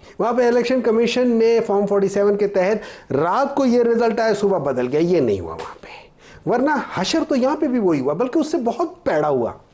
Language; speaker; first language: Urdu; non-native, local second language; Pashto